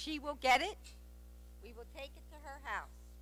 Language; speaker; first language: English; native; English